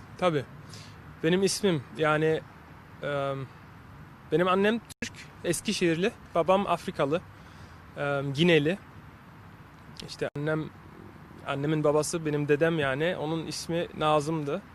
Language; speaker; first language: Turkish; early bilingual, heritage; Turkish